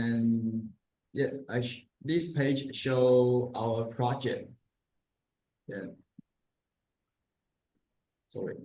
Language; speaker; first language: English; non-native, learner; Chinese